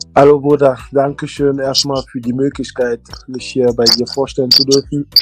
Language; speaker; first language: German; early bilingual, other home language; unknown